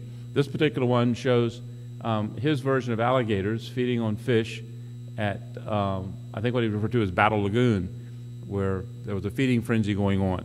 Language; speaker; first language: English; native; English